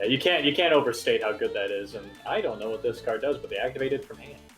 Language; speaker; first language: English; native; English